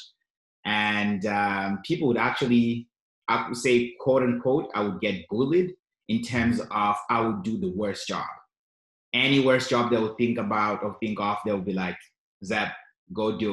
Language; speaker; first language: English; non-native, local second language; Shona